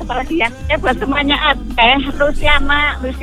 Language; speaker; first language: Indonesian; non-native, local second language; Javanese